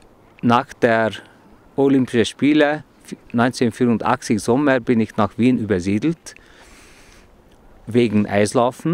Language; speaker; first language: German; non-native, fluent; Hungarian